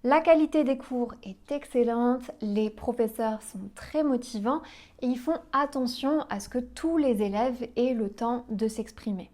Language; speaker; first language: French; native; French